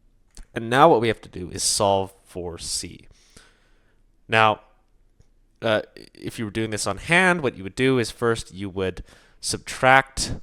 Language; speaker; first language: English; native; English